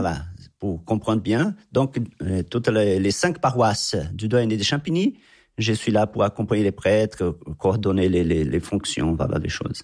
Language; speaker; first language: French; non-native, fluent; Portuguese